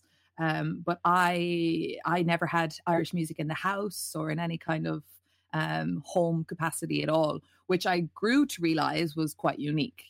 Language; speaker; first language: English; native; English